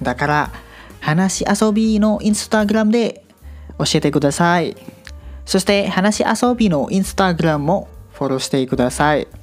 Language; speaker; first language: Japanese; non-native, learner; Indonesian